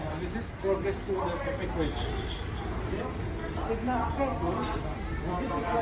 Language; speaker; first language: English; non-native, learner; Indonesian